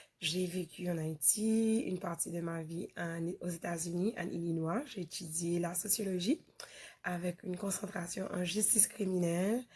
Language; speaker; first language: French; non-native, local second language; Haitian Creole